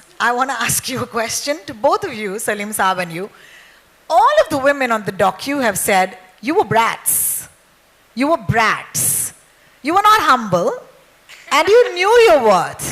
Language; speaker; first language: English; non-native, local second language; Hindi